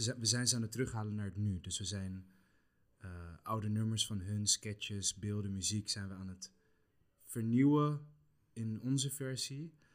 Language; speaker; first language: Dutch; early bilingual, other home language; Kabuverdianu